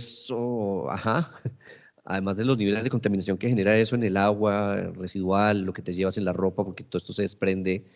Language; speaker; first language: Spanish; native; Spanish